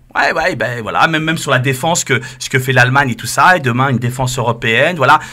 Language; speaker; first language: French; native; French